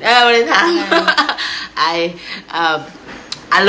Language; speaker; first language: English; non-native, learner; Thai